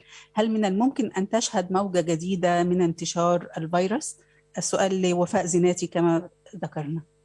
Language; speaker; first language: Arabic; native; Arabic